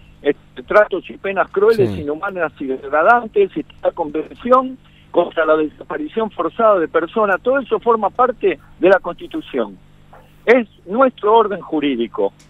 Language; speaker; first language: Spanish; native; Spanish